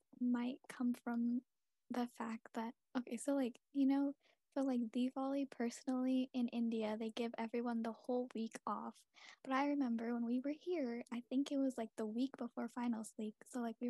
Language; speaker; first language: English; early bilingual, other home language; Tamil